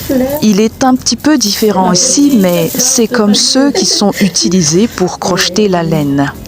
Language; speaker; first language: French; non-native, local second language; Malagasy